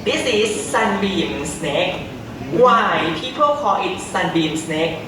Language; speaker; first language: English; non-native, learner; Thai